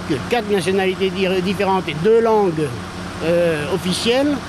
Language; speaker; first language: French; native; French